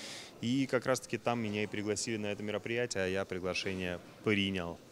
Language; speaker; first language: Russian; native; Russian